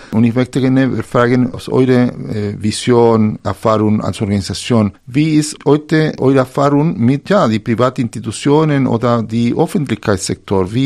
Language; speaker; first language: German; non-native, fluent; Spanish